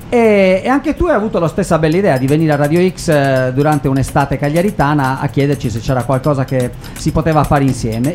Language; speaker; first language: Italian; native; Italian